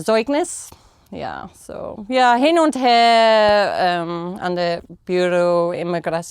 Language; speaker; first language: German; non-native, learner; English